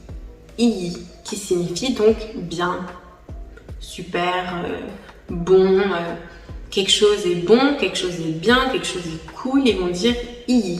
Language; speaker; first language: French; native; French